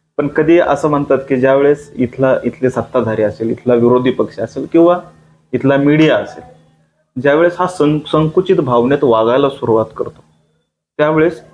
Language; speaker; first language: Marathi; native; Marathi